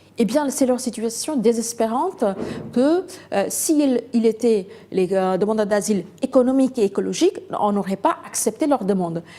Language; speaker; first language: French; non-native, fluent; Bangla